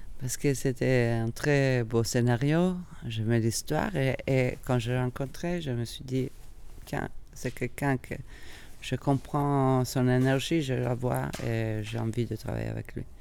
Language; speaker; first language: French; non-native, fluent; Italian